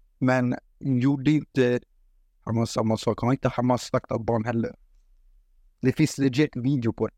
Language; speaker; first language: Swedish; early bilingual, other home language; Kurdish